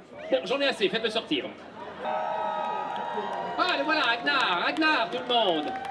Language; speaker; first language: French; native; French